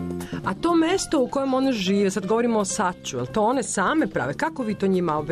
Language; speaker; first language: Serbian; native; Serbian